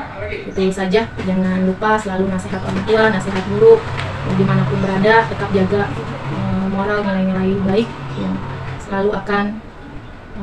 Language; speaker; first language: Indonesian; native; Indonesian